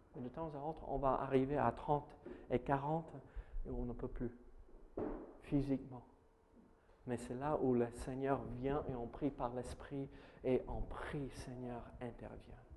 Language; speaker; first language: French; non-native, fluent; English